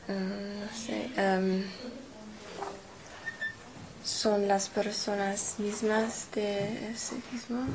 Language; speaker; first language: Spanish; non-native, learner; English